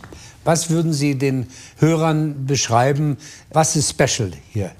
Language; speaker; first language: German; native; German